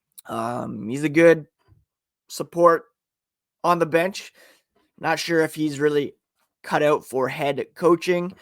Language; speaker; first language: English; native; English